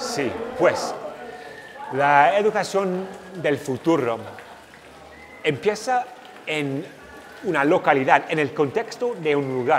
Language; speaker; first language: Spanish; non-native, fluent; English